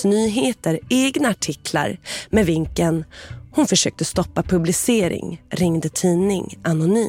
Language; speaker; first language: Swedish; native; Swedish